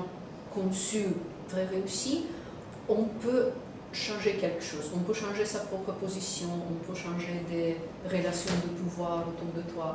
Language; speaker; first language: French; non-native, fluent; Russian